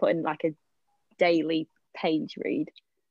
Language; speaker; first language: English; non-native, local second language; Welsh